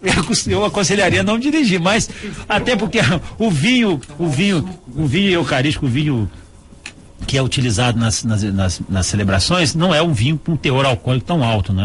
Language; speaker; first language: Portuguese; native; Portuguese